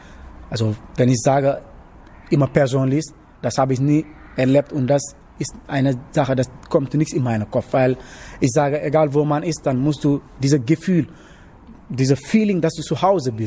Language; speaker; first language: German; non-native, learner; Wolof